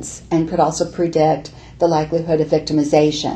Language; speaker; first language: English; native; English